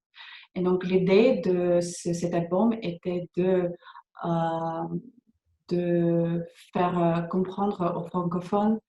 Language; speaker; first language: French; non-native, fluent; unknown